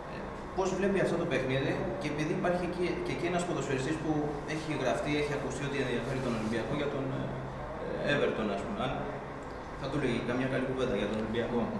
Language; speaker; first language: Greek; native; Greek